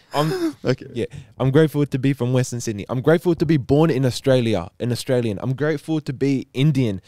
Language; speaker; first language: English; native; English